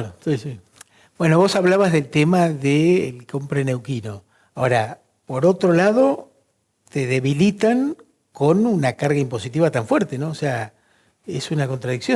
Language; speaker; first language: Spanish; native; Spanish